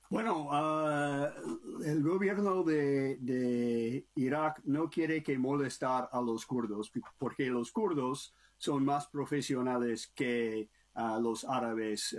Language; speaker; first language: Spanish; non-native, learner; English